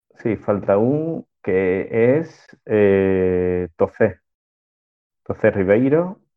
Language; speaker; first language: Portuguese; non-native, learner; Spanish